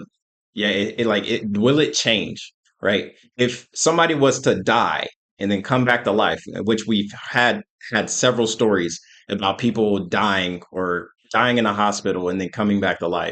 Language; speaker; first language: English; native; English